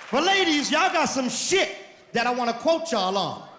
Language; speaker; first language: English; native; English